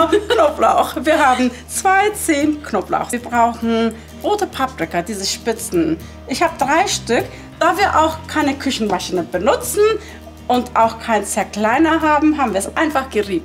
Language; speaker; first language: German; early bilingual, other home language; Turkish